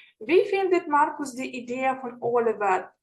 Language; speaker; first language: German; non-native, fluent; Ukrainian